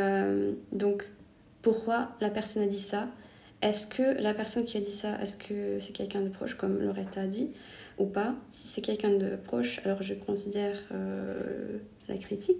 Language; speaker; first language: French; non-native, fluent; Hungarian